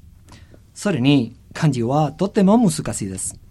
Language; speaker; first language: Japanese; non-native, learner; Spanish